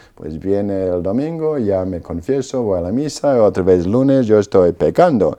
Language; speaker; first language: Spanish; non-native, fluent; Polish